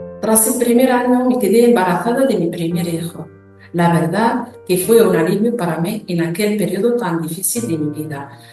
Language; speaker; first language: Spanish; non-native, fluent; Arabic